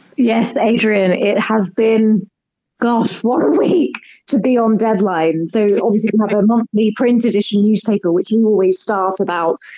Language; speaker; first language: English; native; English